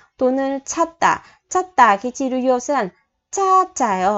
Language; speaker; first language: Korean; non-native, fluent; Vietnamese